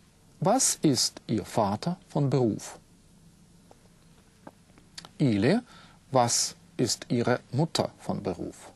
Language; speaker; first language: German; non-native, fluent; Russian